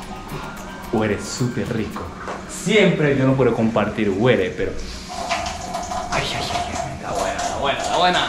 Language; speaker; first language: Spanish; non-native, learner; Japanese